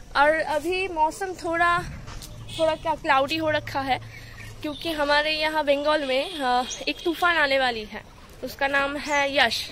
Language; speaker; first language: Hindi; non-native, local second language; Bangla